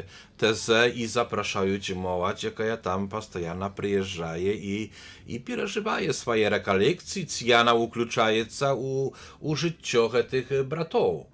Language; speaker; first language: Polish; non-native, learner; Belarusian